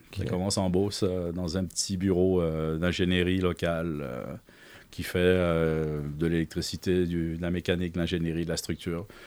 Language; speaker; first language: French; native; French